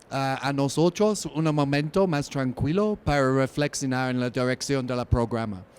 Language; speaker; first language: Spanish; non-native, learner; English